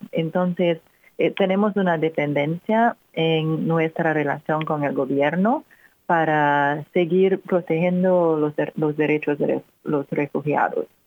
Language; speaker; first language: Spanish; non-native, fluent; English